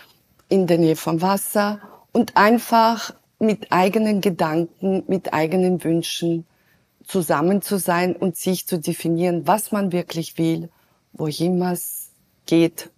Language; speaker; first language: German; non-native, fluent; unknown